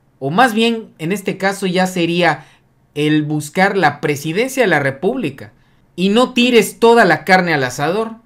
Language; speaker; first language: Spanish; native; Spanish